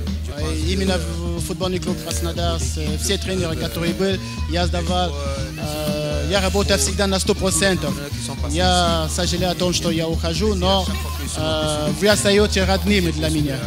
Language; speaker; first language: Russian; non-native, fluent; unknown